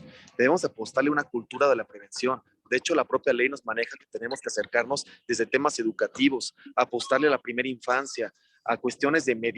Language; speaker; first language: Spanish; native; Spanish